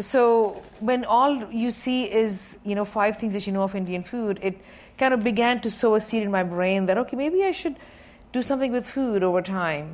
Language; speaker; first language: English; non-native, local second language; Sindhi